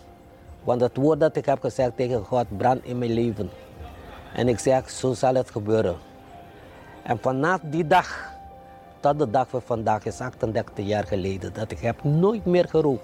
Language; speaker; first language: Dutch; non-native, local second language; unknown